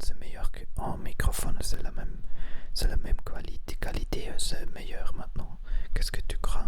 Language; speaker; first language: French; non-native, learner; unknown